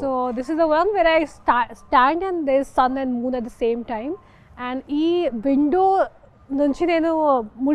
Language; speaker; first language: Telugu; non-native, local second language; Hindi